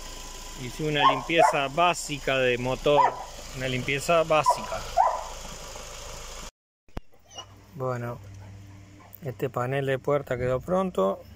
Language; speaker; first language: Spanish; native; Spanish